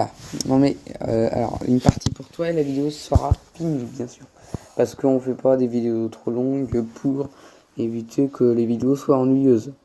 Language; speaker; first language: French; native; French